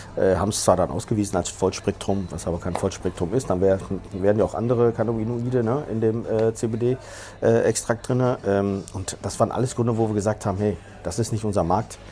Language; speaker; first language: German; early bilingual, other home language; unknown